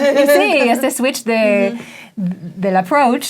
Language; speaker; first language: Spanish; non-native, fluent; English